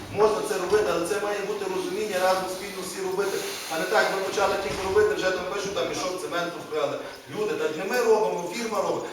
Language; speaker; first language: Ukrainian; native; Ukrainian